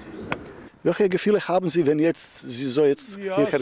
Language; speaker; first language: German; non-native, fluent; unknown